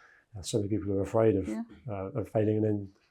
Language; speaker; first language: English; native; English